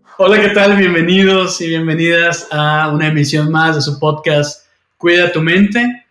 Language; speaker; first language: Spanish; native; Spanish